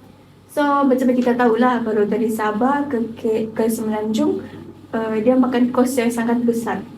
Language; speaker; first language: Malay; native; Malay